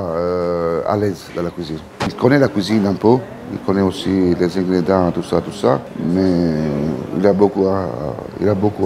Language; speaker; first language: French; non-native, learner; Italian